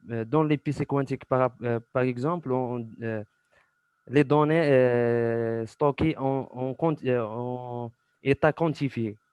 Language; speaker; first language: French; non-native, local second language; Arabic